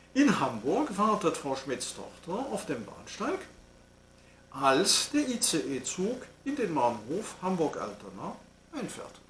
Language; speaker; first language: German; non-native, fluent; French